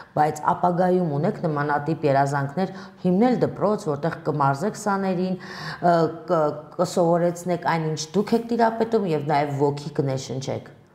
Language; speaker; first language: Armenian; native; Armenian